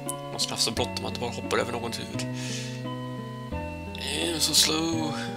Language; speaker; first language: Swedish; native; Swedish